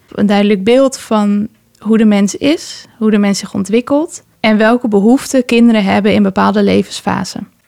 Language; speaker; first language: Dutch; early bilingual, other home language; Persian